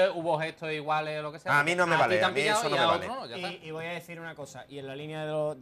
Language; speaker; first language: Spanish; native; Spanish